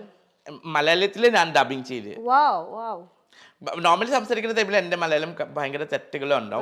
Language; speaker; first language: Malayalam; non-native, fluent; Assamese